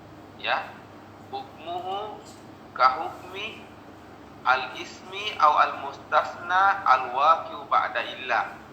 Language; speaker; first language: Arabic; non-native, fluent; Indonesian